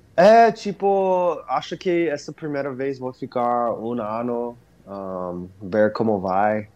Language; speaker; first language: Portuguese; non-native, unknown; English